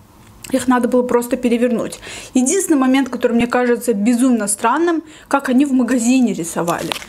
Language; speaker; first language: Russian; native; Russian